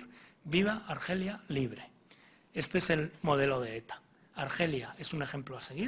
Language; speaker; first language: Spanish; native; Spanish